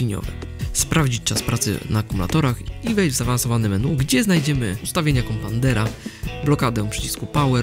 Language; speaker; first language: Polish; native; Polish